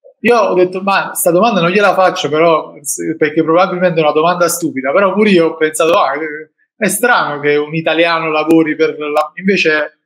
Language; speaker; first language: Italian; native; Italian